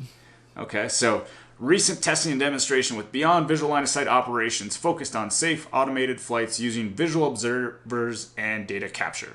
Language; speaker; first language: English; native; English